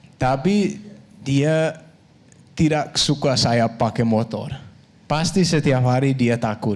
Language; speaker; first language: Indonesian; non-native, fluent; Danish